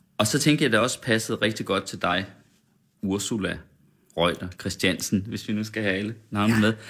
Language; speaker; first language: Danish; native; Danish